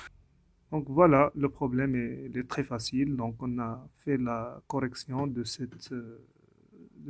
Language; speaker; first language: French; non-native, local second language; Arabic